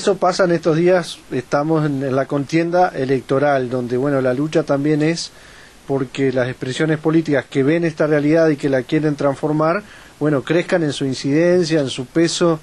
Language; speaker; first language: Spanish; native; Spanish